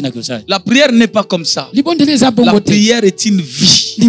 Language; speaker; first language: French; non-native, local second language; Lingala